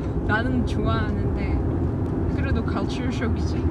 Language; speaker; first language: Korean; non-native, learner; Russian